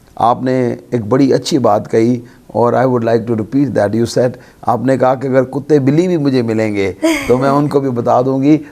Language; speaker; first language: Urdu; non-native, local second language; Punjabi